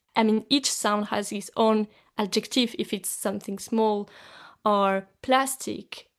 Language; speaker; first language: English; non-native, fluent; French